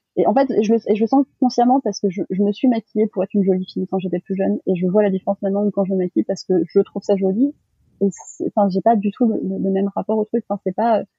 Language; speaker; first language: French; early bilingual, other home language; Malagasy